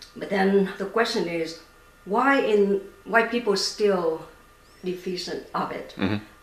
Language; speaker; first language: English; non-native, fluent; Vietnamese